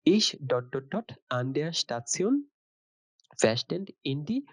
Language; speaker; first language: German; non-native, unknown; Bangla